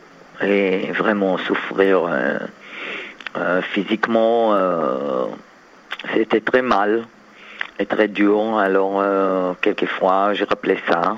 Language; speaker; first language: French; non-native, learner; Hebrew